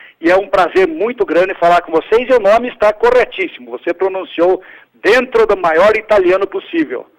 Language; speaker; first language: Portuguese; early bilingual, other home language; Italian